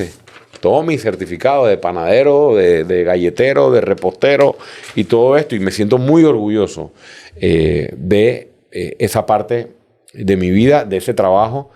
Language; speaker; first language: Spanish; native; Spanish